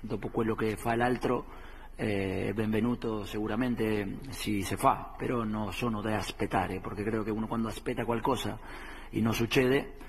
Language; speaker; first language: Italian; non-native, fluent; Spanish